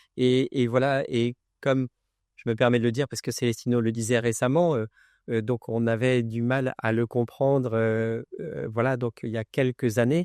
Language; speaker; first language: French; native; French